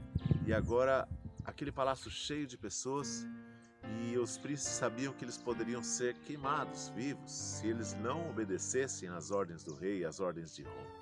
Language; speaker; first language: Portuguese; native; Portuguese